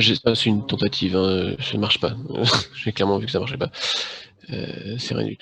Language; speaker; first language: French; native; French